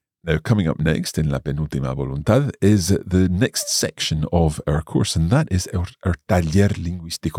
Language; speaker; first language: English; native; English